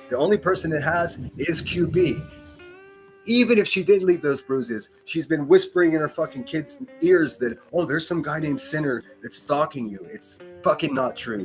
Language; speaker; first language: English; native; English